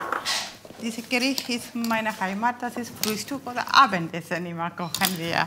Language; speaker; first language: German; non-native, learner; Tamil